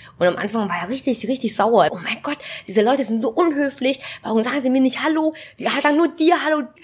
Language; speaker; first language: German; early bilingual, other home language; Vietnamese